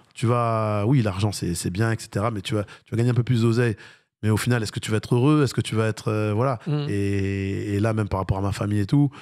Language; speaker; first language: French; native; French